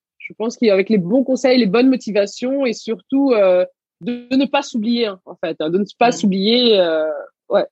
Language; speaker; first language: French; early bilingual, other home language; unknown